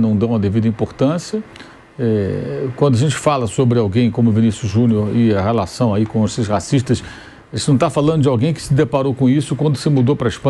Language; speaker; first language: Portuguese; native; Portuguese